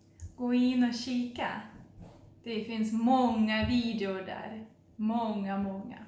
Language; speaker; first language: Swedish; non-native, fluent; Russian